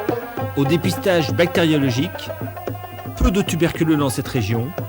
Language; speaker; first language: French; native; French